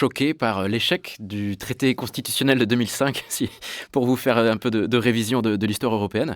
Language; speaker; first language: French; native; French